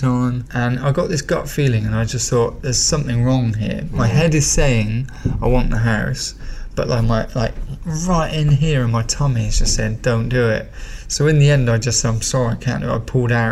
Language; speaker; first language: English; native; English